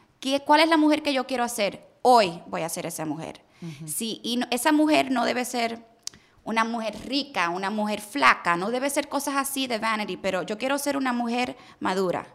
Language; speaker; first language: Spanish; early bilingual, heritage; Spanish